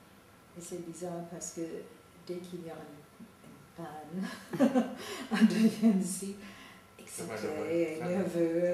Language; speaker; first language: French; non-native, fluent; English